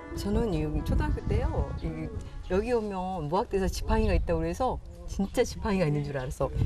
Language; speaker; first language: Korean; native; Korean